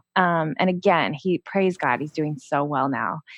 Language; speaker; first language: English; native; English